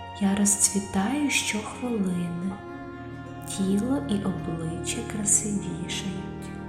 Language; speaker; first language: Ukrainian; native; Ukrainian